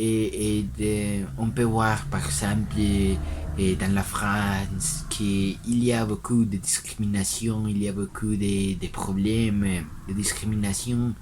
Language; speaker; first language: French; non-native, learner; Spanish